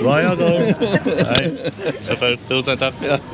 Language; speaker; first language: Norwegian; non-native, learner; Latvian